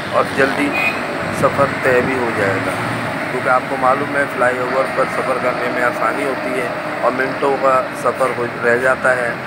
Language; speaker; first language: Urdu; native; Urdu